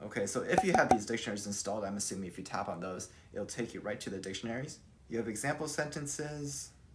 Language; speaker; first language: English; early bilingual, other home language; Chinese